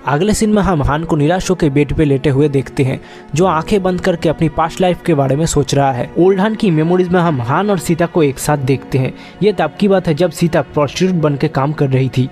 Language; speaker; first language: Hindi; native; Hindi